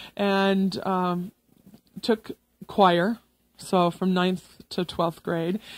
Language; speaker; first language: English; native; English